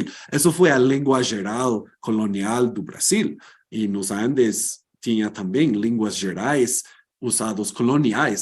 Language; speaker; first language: Portuguese; non-native, fluent; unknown